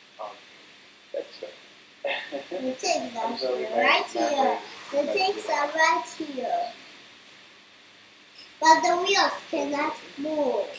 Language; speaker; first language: English; non-native, learner; Chinese